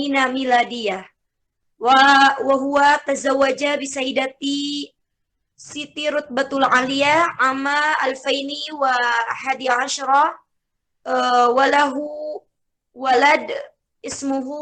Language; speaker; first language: Arabic; non-native, fluent; Indonesian